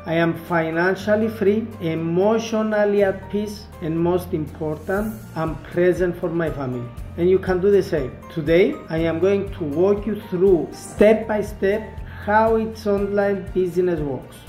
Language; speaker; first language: English; non-native, fluent; Greek